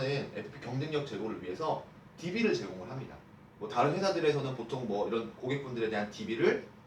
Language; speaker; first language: Korean; native; Korean